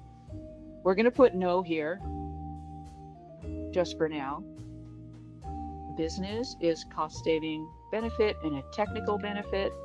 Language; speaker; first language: English; native; English